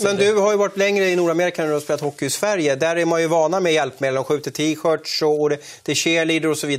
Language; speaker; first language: Swedish; native; Swedish